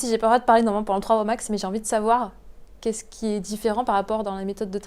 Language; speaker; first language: French; native; French